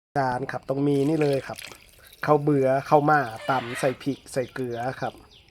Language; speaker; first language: Thai; non-native, local second language; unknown